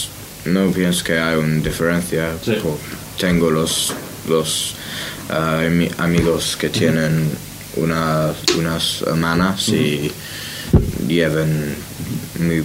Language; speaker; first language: Spanish; non-native, learner; English